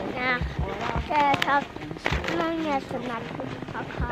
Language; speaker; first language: Polish; early bilingual, heritage; Polish